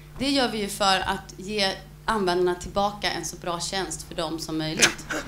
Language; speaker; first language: Swedish; native; Swedish